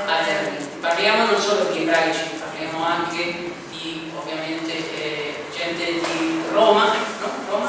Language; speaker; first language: Italian; non-native, fluent; Spanish